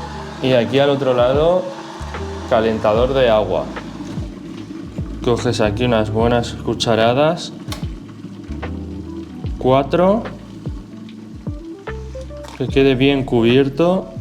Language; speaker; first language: Spanish; native; Spanish